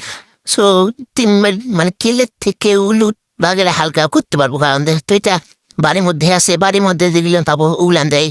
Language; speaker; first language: Bangla; native; Bangla